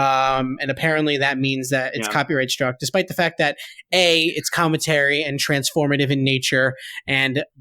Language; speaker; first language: English; native; English